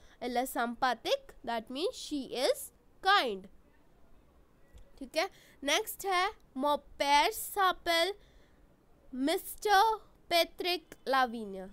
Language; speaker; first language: French; non-native, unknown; Hindi